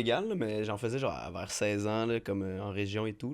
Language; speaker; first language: French; native; French